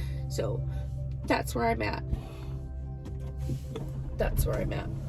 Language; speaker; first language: English; native; English